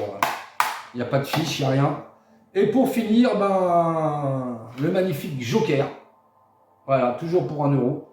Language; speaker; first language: French; native; French